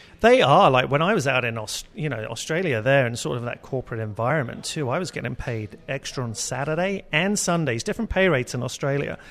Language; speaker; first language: English; native; English